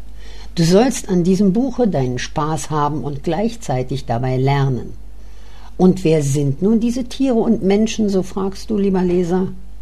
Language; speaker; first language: German; native; German